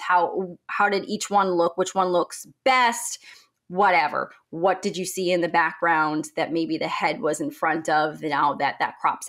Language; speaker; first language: English; native; English